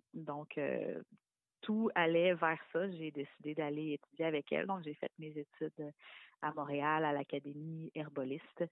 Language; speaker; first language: French; native; French